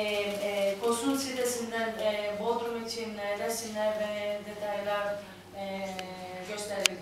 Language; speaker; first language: Turkish; non-native, learner; Greek